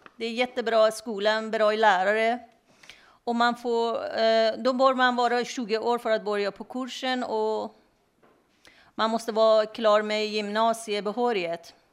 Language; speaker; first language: Swedish; non-native, fluent; Persian